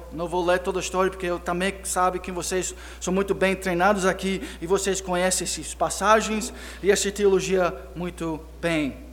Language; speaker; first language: Portuguese; non-native, fluent; English